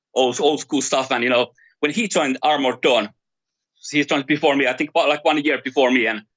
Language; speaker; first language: English; non-native, fluent; Finnish